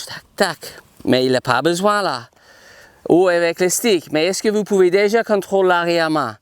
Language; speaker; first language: French; non-native, fluent; English